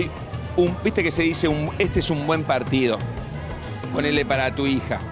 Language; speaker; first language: Spanish; native; Spanish